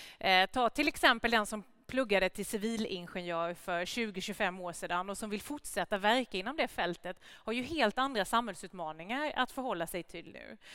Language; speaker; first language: Swedish; native; Swedish